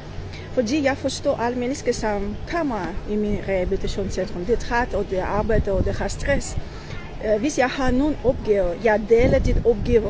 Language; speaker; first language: Danish; non-native, learner; Armenian